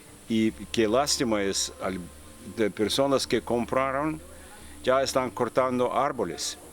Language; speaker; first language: Spanish; non-native, learner; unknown